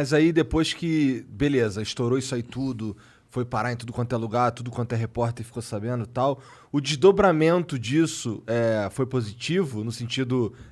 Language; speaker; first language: Portuguese; native; Portuguese